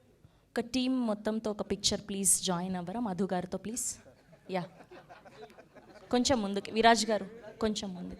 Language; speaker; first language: Telugu; native; Telugu